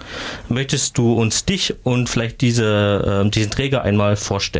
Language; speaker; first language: German; native; German